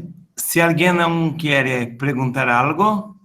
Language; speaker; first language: Spanish; non-native, fluent; Portuguese